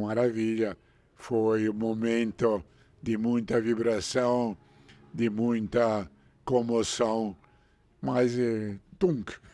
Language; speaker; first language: Portuguese; non-native, fluent; Italian